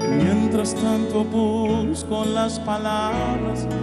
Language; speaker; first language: Spanish; native; Spanish